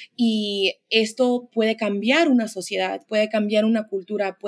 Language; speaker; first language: Spanish; early bilingual, heritage; Spanish